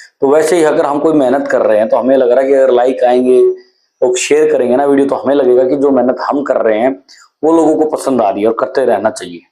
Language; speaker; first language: Hindi; native; Hindi